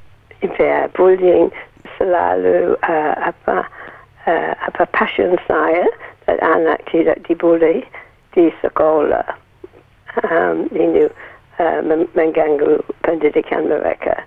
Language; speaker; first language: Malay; non-native, learner; English